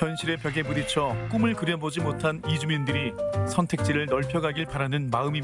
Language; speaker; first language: Korean; native; Korean